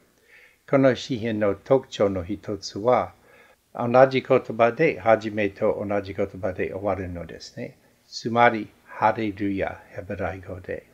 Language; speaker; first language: Japanese; non-native, fluent; English